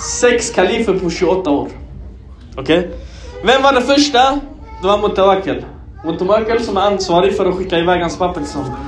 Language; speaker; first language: Swedish; early bilingual, other home language; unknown